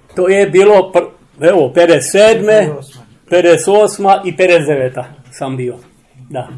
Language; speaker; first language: Serbian; non-native, local second language; Czech